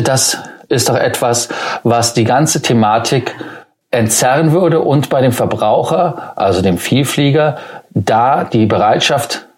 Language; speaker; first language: German; native; German